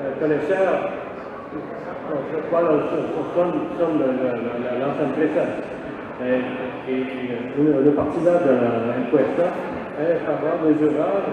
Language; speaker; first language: Spanish; non-native, learner; French